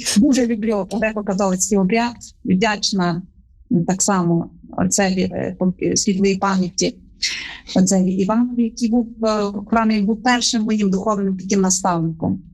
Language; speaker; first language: Ukrainian; native; Ukrainian